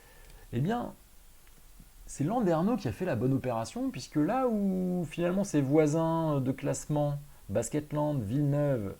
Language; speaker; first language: French; native; French